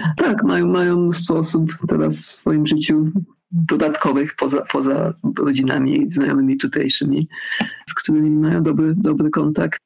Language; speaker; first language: Polish; early bilingual, heritage; Polish